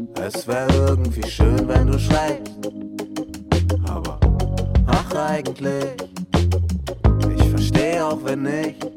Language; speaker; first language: German; native; German